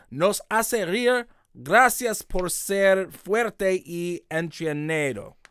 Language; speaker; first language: Spanish; non-native, learner; English